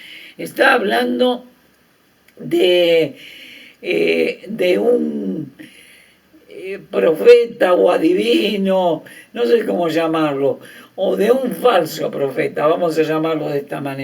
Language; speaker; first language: Spanish; native; Spanish